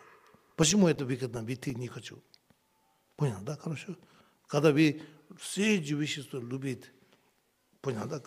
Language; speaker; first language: Russian; non-native, learner; Tibetan